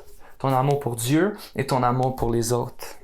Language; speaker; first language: French; native; French